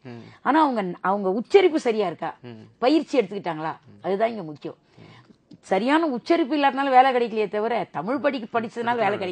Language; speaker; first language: Tamil; native; Tamil